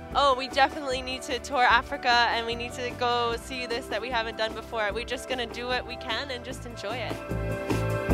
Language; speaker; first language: English; native; English